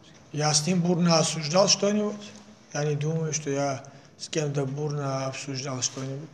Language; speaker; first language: Russian; non-native, fluent; Georgian